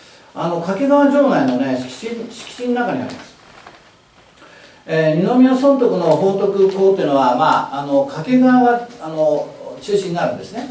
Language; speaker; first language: Japanese; native; Japanese